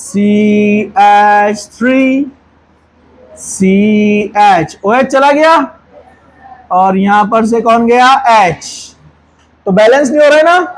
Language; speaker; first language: Hindi; non-native, local second language; Urdu